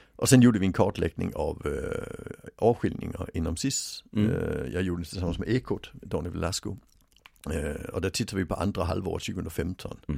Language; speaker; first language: Swedish; native; Swedish